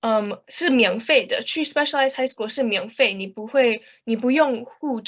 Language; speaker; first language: Chinese; early bilingual, heritage; Chinese